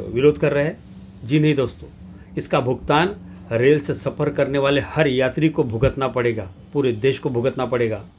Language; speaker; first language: Hindi; native; Hindi